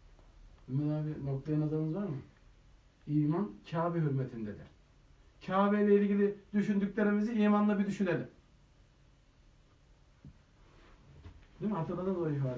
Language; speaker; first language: Turkish; native; Turkish